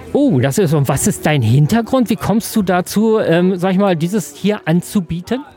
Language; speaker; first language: German; native; German